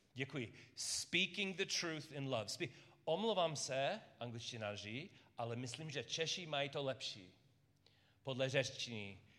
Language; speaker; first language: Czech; non-native, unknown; English